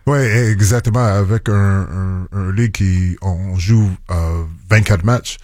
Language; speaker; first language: French; non-native, local second language; English